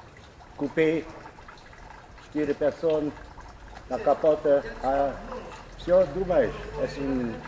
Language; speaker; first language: Russian; non-native, learner; German